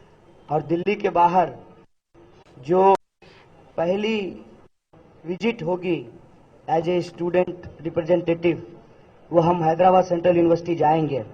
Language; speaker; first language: Hindi; native; Hindi